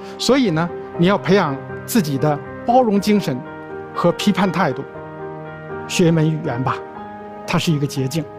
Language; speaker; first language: Chinese; native; Chinese